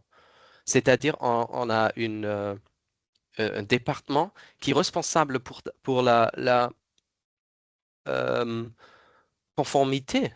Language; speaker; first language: French; non-native, fluent; German